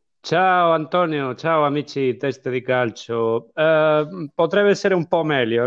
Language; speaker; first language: Italian; non-native, fluent; Spanish